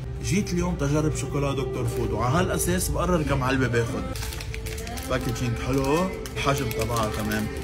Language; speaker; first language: Arabic; native; Arabic